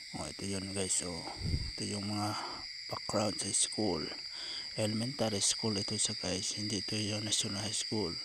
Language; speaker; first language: Filipino; non-native, local second language; Cebuano